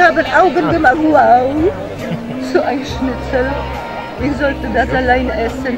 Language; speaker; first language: German; non-native, learner; Polish